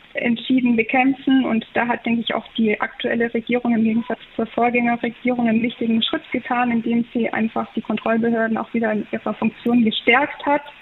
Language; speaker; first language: German; native; German